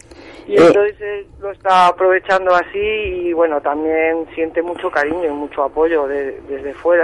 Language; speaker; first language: Spanish; native; Spanish